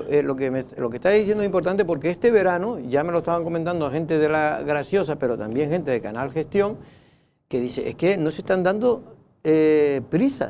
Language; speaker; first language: Spanish; native; Spanish